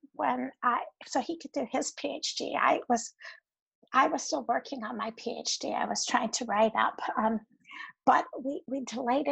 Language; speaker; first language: English; native; English